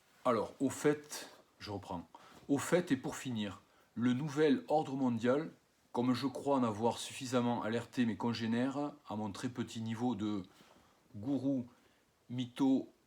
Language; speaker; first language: French; native; French